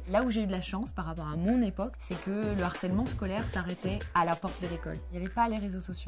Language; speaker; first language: French; native; French